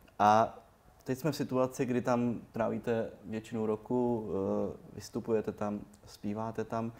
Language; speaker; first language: Czech; native; Czech